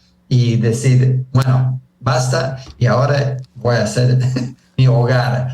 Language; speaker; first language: Spanish; early bilingual, heritage; Spanish